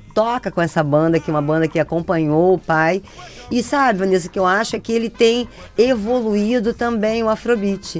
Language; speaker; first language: Portuguese; native; Portuguese